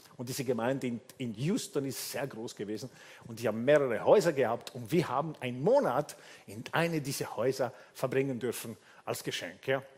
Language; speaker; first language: German; non-native, fluent; Italian